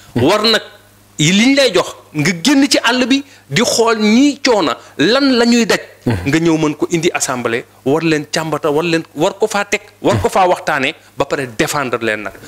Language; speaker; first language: Wolof; native; Wolof